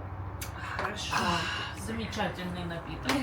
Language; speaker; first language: Russian; native; Russian